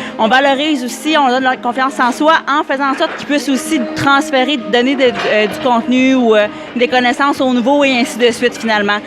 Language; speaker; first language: French; native; French